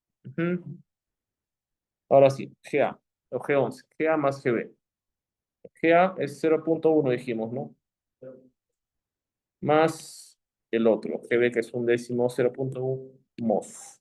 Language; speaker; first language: Spanish; native; Spanish